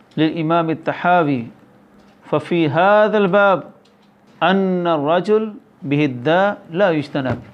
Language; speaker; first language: Arabic; non-native, fluent; Urdu